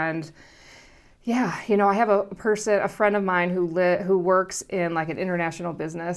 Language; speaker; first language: English; native; English